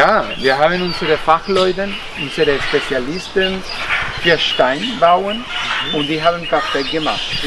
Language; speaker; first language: German; non-native, fluent; Spanish